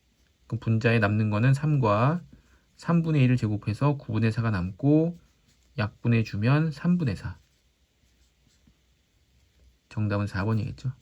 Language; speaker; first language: Korean; native; Korean